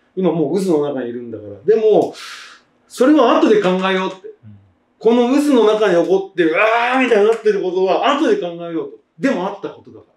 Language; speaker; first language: Japanese; native; Japanese